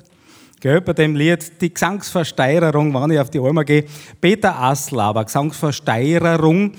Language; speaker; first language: German; native; German